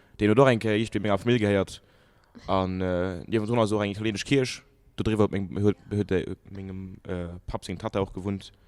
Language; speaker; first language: Luxembourgish; native; Luxembourgish